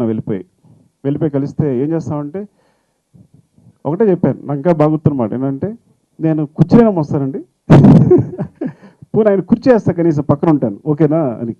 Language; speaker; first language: Telugu; native; Telugu